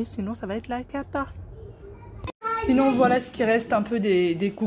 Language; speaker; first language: French; native; French